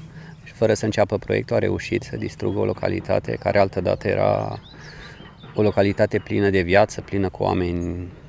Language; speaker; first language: Romanian; native; Romanian